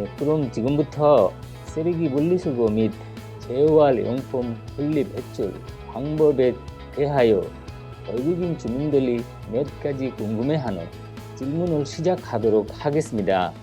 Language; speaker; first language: Korean; non-native, fluent; Bangla